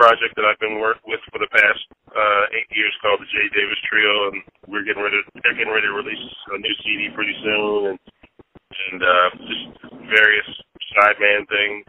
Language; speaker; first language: English; native; English